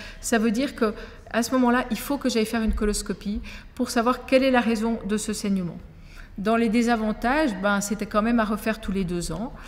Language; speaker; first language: French; native; French